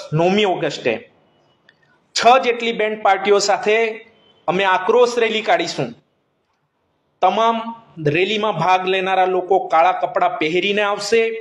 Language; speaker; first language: Gujarati; non-native, local second language; Gamit